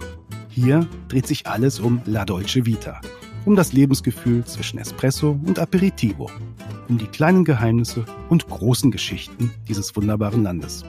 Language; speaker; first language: German; native; German